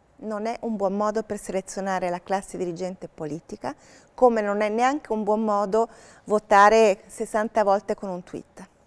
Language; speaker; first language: Italian; native; Italian